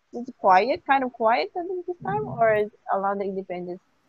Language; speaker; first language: English; non-native, fluent; Japanese